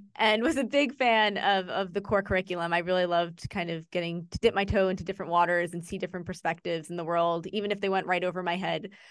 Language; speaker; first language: English; native; English